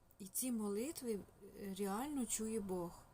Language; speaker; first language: Ukrainian; non-native, local second language; Russian